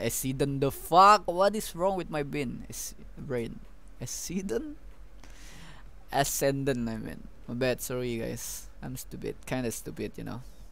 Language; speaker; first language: English; non-native, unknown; Indonesian